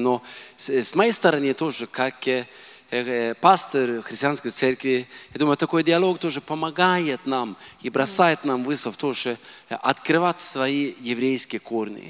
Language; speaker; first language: Russian; non-native, fluent; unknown